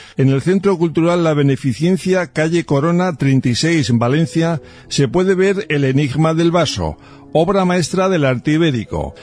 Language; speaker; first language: Spanish; native; Spanish